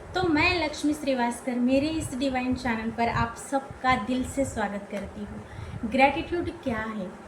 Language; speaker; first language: Hindi; native; Hindi